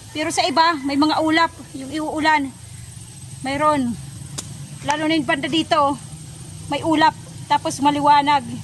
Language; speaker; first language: Filipino; non-native, local second language; Waray